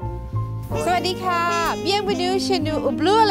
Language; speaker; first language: French; non-native, fluent; Thai